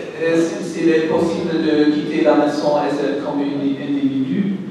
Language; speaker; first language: French; non-native, learner; German